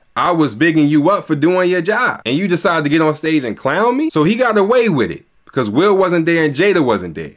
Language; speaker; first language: English; native; English